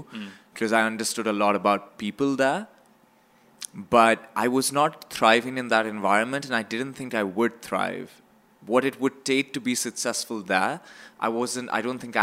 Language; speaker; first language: English; non-native, local second language; Urdu